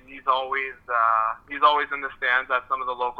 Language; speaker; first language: English; non-native, fluent; French